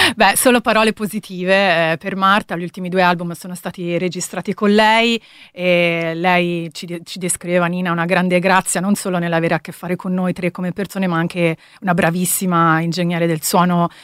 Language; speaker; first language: Italian; native; Italian